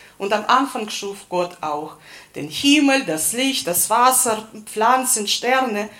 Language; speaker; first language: German; non-native, fluent; Russian